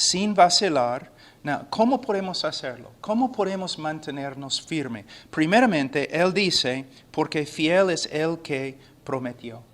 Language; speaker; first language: Spanish; non-native, fluent; English